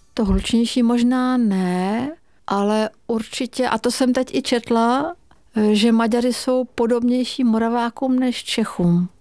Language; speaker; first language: Czech; non-native, fluent; Hungarian